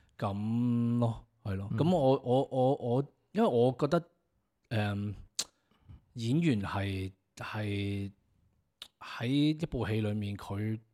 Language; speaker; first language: Cantonese; early bilingual, heritage; Cantonese